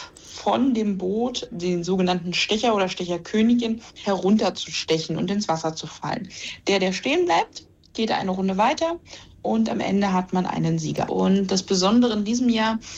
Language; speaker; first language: German; native; German